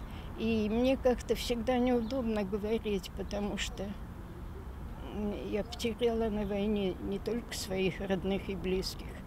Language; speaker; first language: Russian; native; Russian